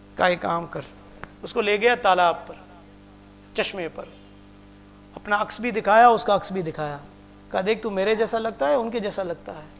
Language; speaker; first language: Urdu; non-native, local second language; Punjabi